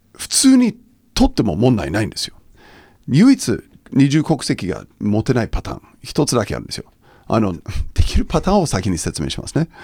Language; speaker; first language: Japanese; non-native, fluent; English